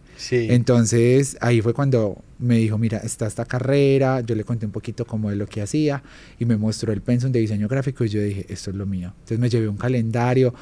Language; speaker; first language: Spanish; native; Spanish